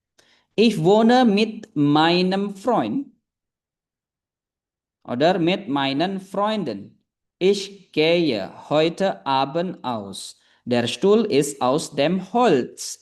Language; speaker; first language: German; non-native, fluent; Indonesian